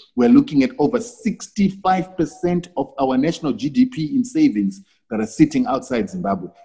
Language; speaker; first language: English; non-native, local second language; Shona